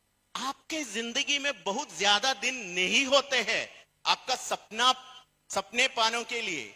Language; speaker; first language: Hindi; non-native, fluent; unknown